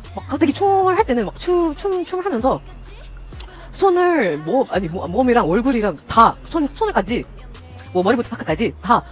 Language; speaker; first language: Korean; non-native, learner; English